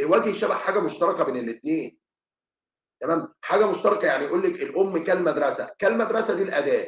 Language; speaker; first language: Arabic; native; Arabic